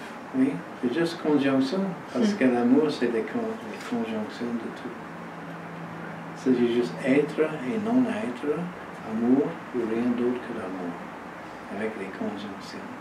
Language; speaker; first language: French; non-native, learner; English